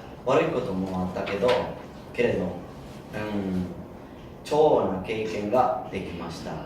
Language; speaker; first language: Japanese; non-native, learner; Spanish